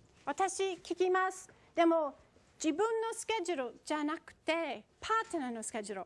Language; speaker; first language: Japanese; non-native, fluent; English